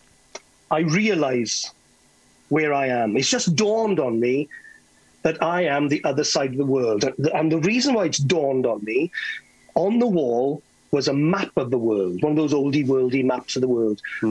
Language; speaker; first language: English; native; English